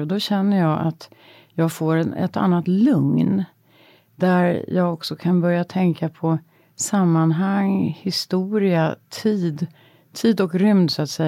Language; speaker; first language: Swedish; native; Swedish